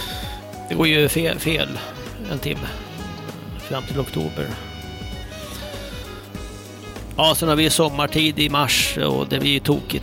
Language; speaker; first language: Swedish; native; Swedish